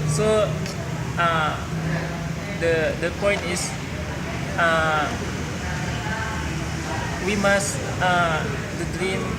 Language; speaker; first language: English; non-native, learner; Indonesian